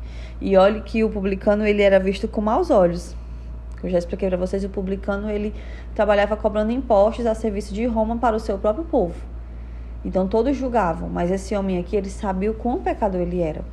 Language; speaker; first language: Portuguese; native; Portuguese